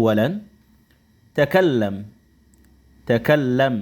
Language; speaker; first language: Arabic; non-native, fluent; Indonesian